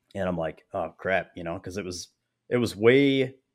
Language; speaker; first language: English; native; English